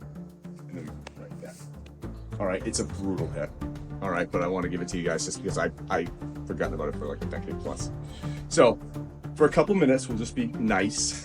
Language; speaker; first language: English; native; English